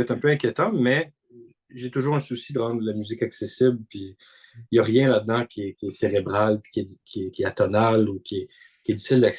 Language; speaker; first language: French; native; French